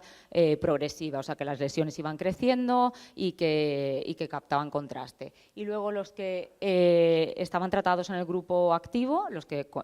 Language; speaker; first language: Spanish; native; Spanish